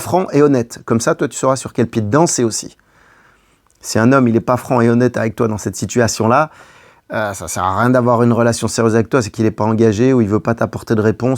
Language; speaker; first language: French; native; French